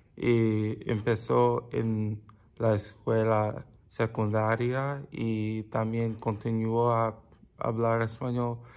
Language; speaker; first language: Spanish; non-native, learner; English